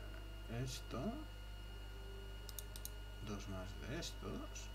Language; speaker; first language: Spanish; native; Spanish